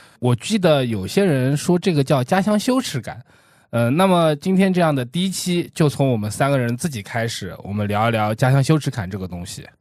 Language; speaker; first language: Chinese; non-native, local second language; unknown